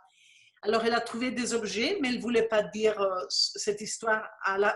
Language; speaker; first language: French; non-native, fluent; Spanish